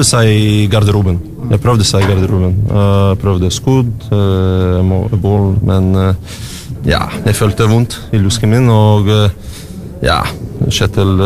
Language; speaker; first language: Norwegian; non-native, learner; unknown